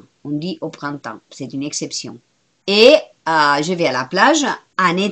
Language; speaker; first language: French; non-native, fluent; Spanish